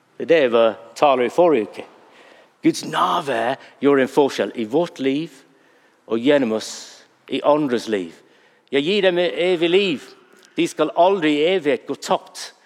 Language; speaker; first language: Norwegian; non-native, fluent; English